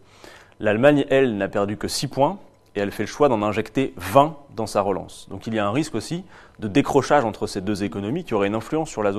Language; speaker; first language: French; native; French